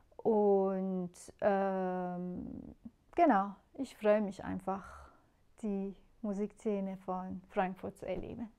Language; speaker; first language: German; non-native, fluent; Persian